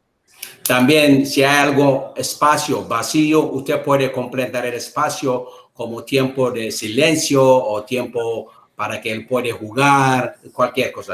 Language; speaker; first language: Spanish; non-native, learner; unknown